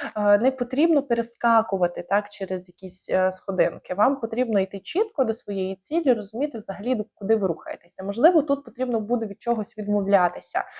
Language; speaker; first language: Ukrainian; non-native, local second language; Russian